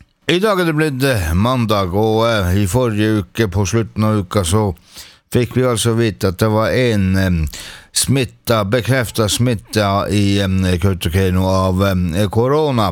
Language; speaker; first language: Norwegian; native; Norwegian